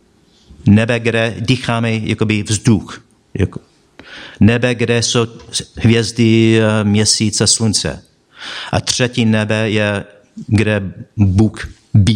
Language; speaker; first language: Czech; non-native, fluent; English